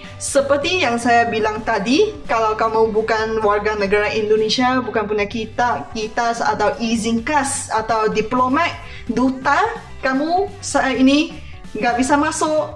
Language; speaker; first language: Indonesian; non-native, fluent; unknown